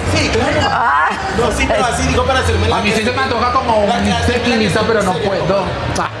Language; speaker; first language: Spanish; native; Spanish